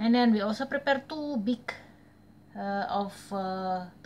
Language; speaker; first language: English; non-native, learner; Indonesian